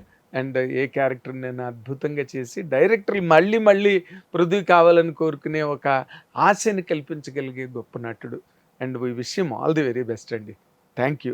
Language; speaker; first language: Telugu; native; Telugu